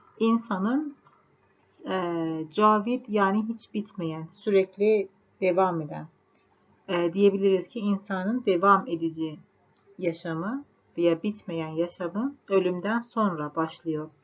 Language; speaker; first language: Turkish; non-native, fluent; Persian